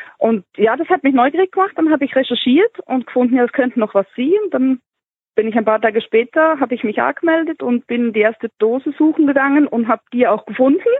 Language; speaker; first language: German; native; German